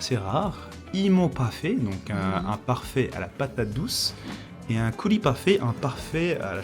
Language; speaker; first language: French; native; French